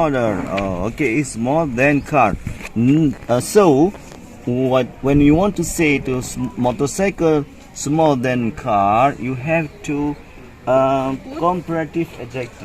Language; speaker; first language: English; non-native, learner; Indonesian